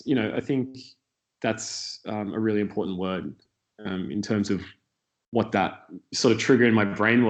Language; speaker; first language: English; native; English